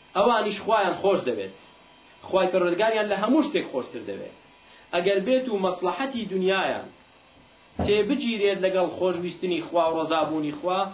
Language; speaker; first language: Central Kurdish; native; Central Kurdish